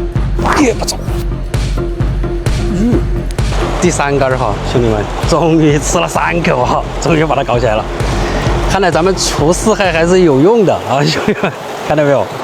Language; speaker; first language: Chinese; native; Chinese